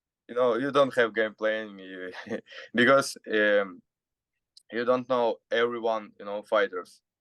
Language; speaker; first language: English; non-native, learner; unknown